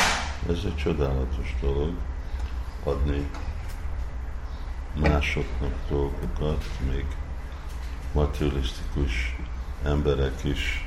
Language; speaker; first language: Hungarian; non-native, fluent; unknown